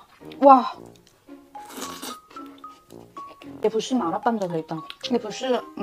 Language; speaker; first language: Chinese; non-native, fluent; Korean